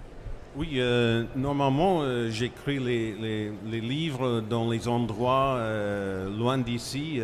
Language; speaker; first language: French; non-native, fluent; English